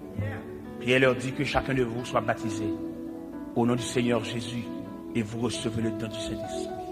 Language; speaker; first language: French; non-native, local second language; Haitian Creole